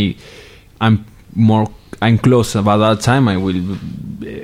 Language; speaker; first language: English; non-native, fluent; Spanish